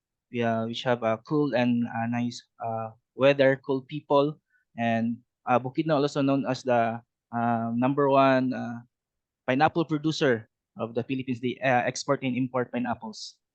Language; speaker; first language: English; non-native, learner; Cebuano